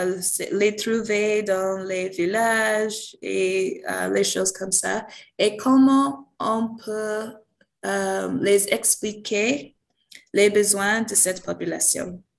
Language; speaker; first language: French; non-native, fluent; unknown